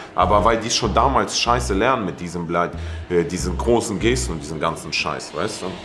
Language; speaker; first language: German; early bilingual, other home language; Russian